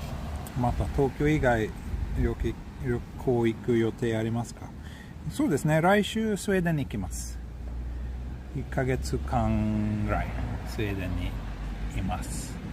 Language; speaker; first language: Japanese; non-native, fluent; Swedish